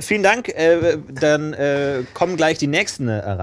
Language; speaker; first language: German; native; German